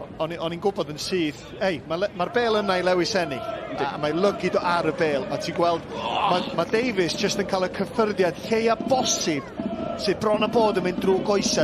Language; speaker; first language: Welsh; native; Welsh